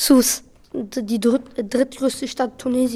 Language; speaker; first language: German; early bilingual, other home language; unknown